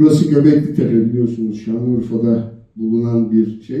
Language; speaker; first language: Turkish; native; Turkish